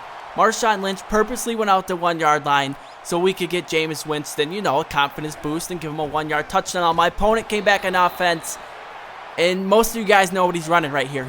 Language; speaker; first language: English; native; English